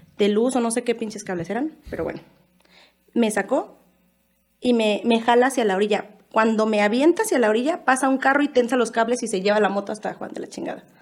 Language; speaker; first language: Spanish; native; Spanish